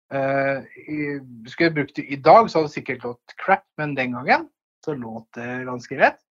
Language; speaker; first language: Norwegian; native; Norwegian